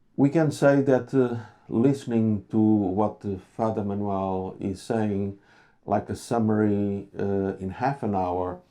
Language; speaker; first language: English; non-native, fluent; Portuguese